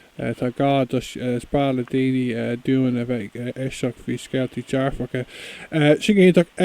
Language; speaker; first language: Irish; non-native, local second language; English